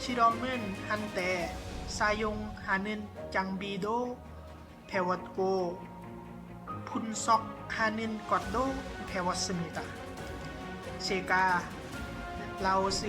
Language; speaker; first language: Korean; non-native, learner; Lao